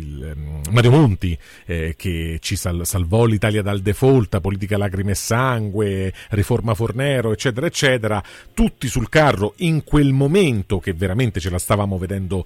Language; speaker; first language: Italian; native; Italian